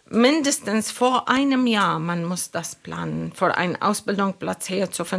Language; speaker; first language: German; non-native, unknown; Arabic